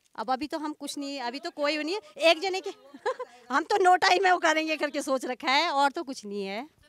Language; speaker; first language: Hindi; native; Hindi